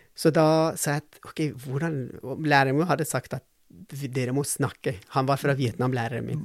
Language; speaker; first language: Norwegian; non-native, fluent; Persian